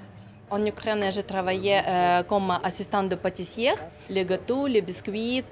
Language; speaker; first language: French; non-native, learner; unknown